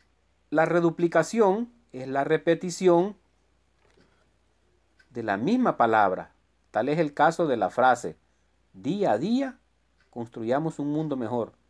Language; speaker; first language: Spanish; native; Spanish